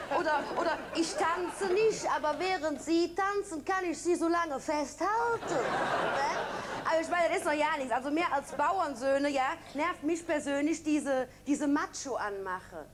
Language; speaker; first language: German; native; German